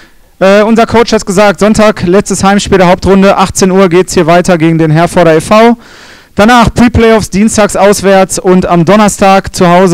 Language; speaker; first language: German; native; German